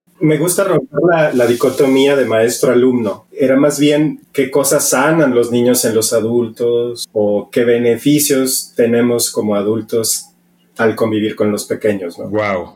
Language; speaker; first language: Spanish; non-native, fluent; Portuguese